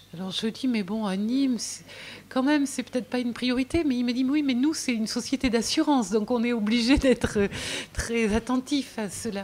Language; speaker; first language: French; native; French